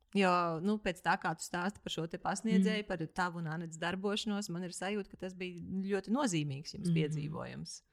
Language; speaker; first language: Latvian; native; Latvian